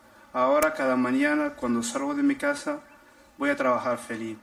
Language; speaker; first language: Spanish; non-native, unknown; Arabic